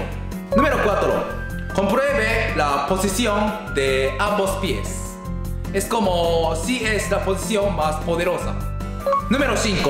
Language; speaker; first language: Spanish; non-native, learner; Japanese